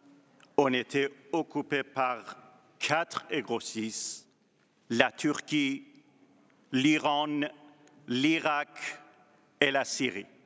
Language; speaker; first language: French; non-native, learner; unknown